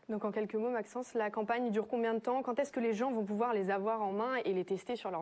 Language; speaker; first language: French; native; French